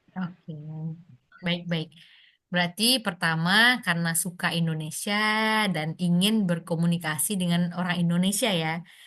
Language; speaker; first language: Indonesian; native; Indonesian